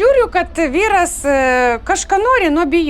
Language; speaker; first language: Lithuanian; non-native, learner; Ukrainian